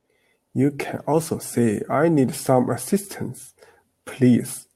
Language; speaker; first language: English; non-native, learner; Chinese